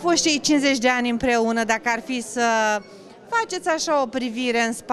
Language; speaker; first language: Romanian; native; Romanian